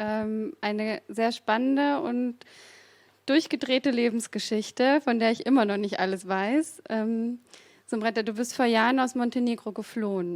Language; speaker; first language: German; native; German